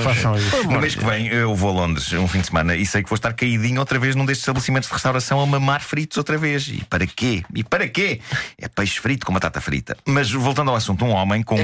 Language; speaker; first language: Portuguese; native; Portuguese